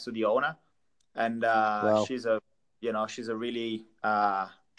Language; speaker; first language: English; non-native, fluent; Italian